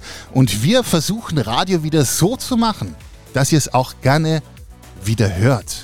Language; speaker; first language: German; native; German